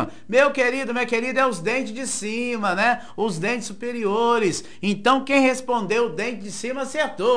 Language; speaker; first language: Portuguese; native; Portuguese